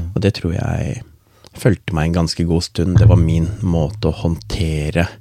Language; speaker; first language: Norwegian; non-native, local second language; Tamil